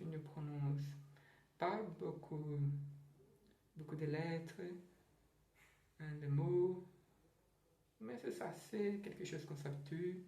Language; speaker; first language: French; non-native, learner; Portuguese